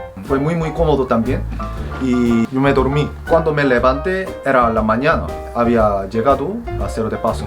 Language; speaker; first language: Spanish; non-native, fluent; Korean